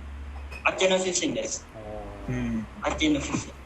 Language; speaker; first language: Japanese; non-native, learner; Indonesian